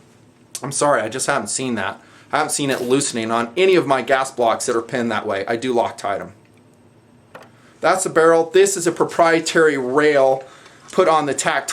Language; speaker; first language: English; native; English